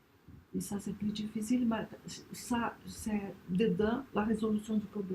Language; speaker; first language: French; non-native, learner; Portuguese